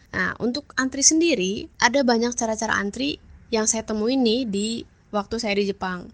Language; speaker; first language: Indonesian; native; Indonesian